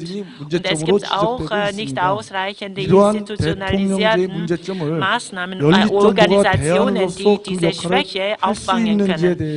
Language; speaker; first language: German; non-native, fluent; Korean